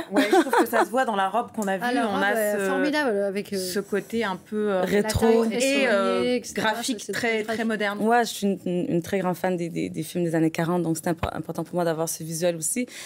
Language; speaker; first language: French; native; French